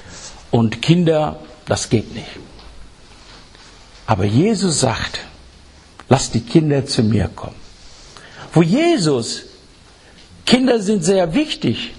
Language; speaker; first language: German; non-native, learner; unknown